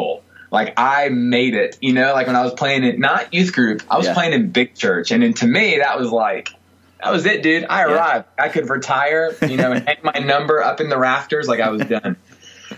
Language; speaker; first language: English; native; English